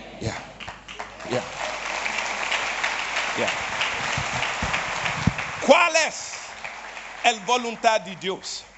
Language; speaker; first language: Spanish; non-native, learner; Portuguese